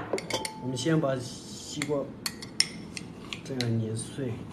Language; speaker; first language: Chinese; non-native, local second language; Tibetan